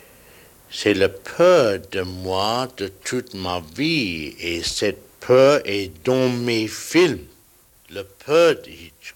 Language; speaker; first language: French; non-native, learner; English